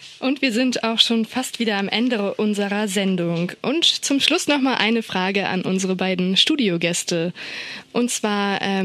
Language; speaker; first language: German; native; German